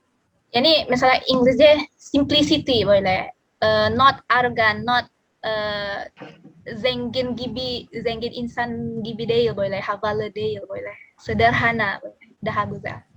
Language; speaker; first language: Turkish; non-native, learner; Indonesian